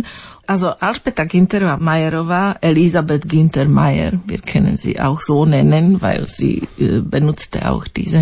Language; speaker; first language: German; non-native, fluent; Slovak